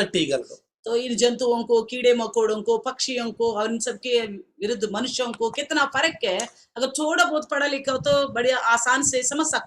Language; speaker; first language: Hindi; non-native, local second language; Telugu